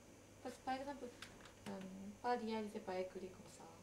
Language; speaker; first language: French; non-native, learner; Japanese